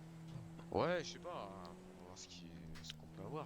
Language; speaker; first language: French; native; French